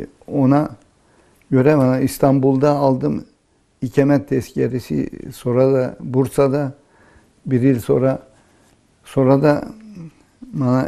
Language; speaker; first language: Turkish; early bilingual, heritage; Turkish